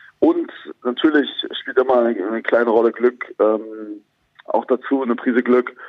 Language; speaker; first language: German; native; German